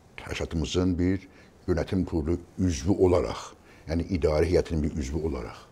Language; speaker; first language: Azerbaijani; native; Azerbaijani